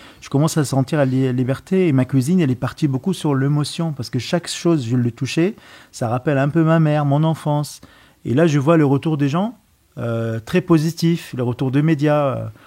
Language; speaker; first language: French; non-native, fluent; Arabic